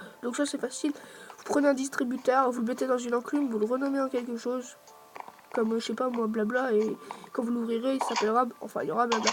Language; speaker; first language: French; native; French